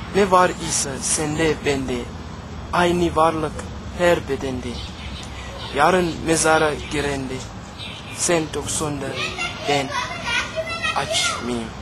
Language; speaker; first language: Turkish; non-native, fluent; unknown